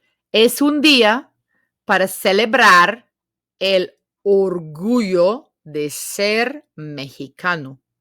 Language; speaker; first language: Spanish; non-native, fluent; English